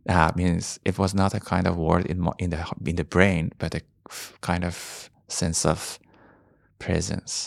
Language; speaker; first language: English; non-native, fluent; Persian